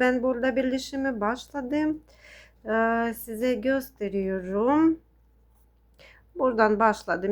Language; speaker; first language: Turkish; non-native, fluent; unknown